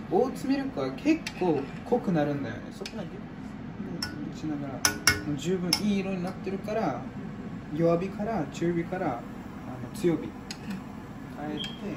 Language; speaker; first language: Japanese; non-native, fluent; English